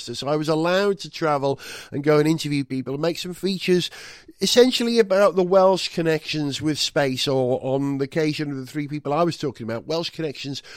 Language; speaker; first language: English; non-native, local second language; Welsh